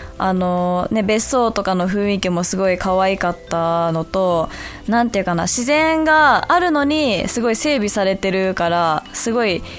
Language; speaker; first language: Japanese; early bilingual, other home language; English